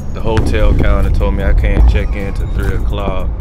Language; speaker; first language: English; native; English